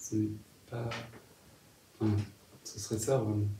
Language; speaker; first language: French; native; French